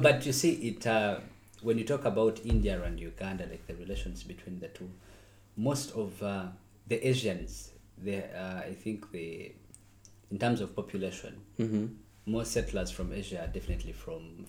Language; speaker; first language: English; non-native, local second language; Nyankole